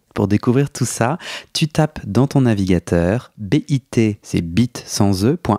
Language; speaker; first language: French; native; French